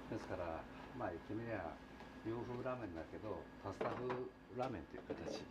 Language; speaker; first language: Japanese; native; Japanese